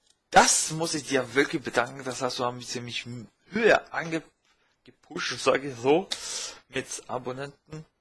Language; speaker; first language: German; non-native, fluent; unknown